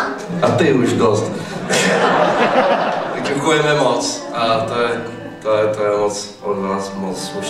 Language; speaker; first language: Czech; non-native, learner; English